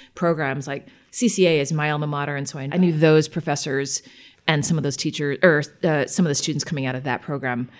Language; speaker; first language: English; native; English